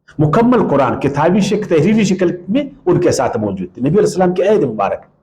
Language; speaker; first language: Urdu; non-native, local second language; Pashto